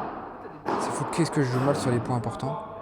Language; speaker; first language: French; native; French